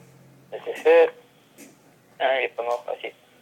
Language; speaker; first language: French; native; French